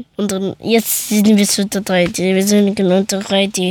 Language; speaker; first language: German; early bilingual, other home language; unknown